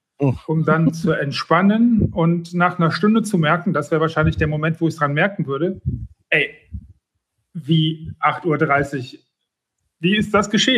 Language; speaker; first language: German; native; German